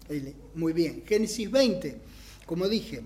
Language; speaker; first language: Spanish; native; Spanish